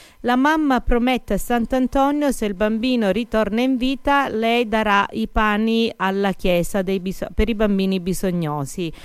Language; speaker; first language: Italian; native; Italian